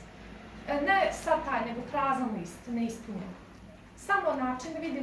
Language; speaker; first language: Bosnian; native; Bosnian